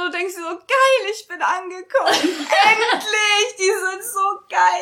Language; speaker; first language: German; early bilingual, other home language; Russian